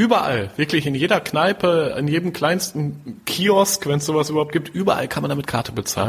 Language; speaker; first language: German; native; German